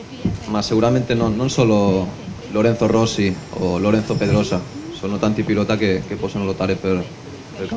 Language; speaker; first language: Italian; non-native, fluent; Spanish